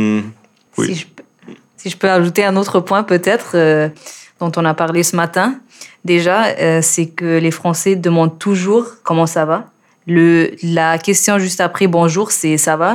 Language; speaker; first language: French; non-native, fluent; German